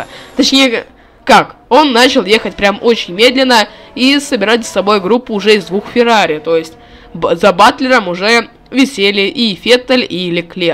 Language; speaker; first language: Russian; native; Russian